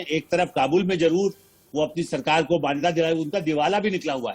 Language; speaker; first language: Hindi; native; Hindi